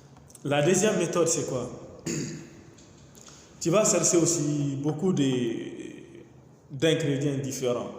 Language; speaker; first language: French; non-native, local second language; Mandingo